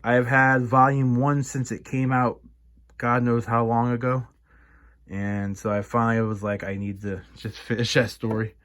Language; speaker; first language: English; native; English